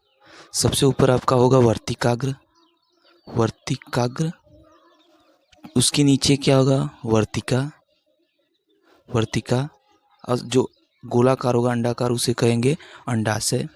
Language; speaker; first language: Hindi; native; Hindi